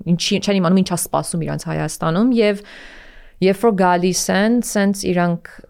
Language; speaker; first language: Armenian; early bilingual, heritage; Armenian